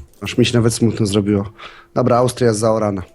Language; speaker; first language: Polish; native; Polish